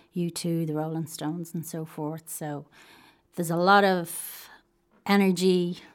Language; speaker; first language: English; native; English